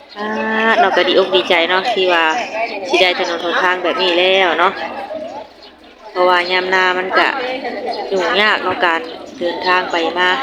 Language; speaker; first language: Thai; non-native, local second language; Lao